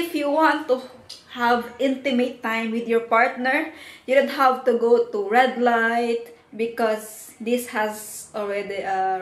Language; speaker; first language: English; non-native, learner; Filipino